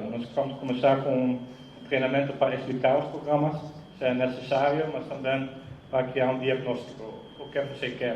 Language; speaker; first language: Portuguese; non-native, fluent; Dutch